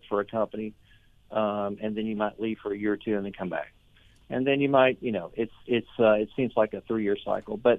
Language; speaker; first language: English; native; English